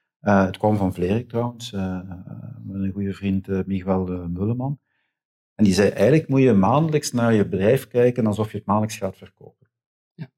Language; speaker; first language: Dutch; native; Dutch